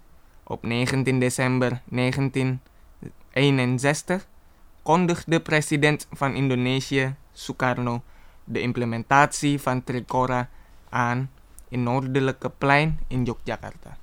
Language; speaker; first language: Dutch; non-native, fluent; Indonesian